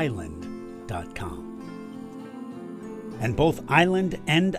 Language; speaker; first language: English; native; English